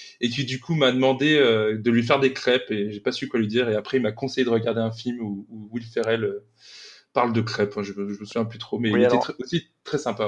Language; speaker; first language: French; native; French